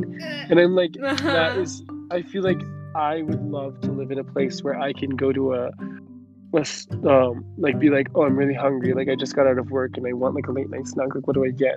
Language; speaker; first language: English; native; English